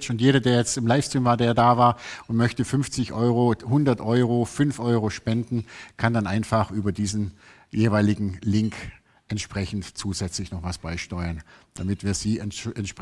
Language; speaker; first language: German; native; German